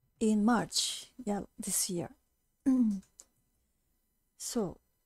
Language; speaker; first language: English; non-native, fluent; Japanese